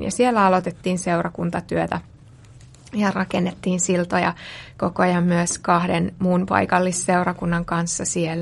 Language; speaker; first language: Finnish; native; Finnish